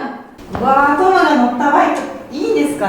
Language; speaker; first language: Japanese; native; Japanese